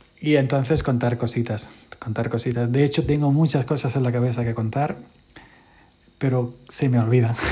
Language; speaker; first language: Spanish; native; Spanish